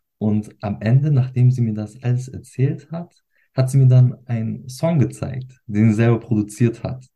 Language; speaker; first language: German; early bilingual, other home language; Turkish